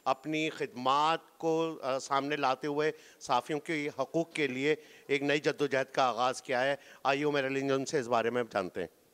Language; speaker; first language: Urdu; native; Urdu